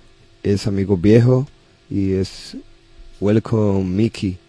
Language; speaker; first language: Spanish; non-native, learner; English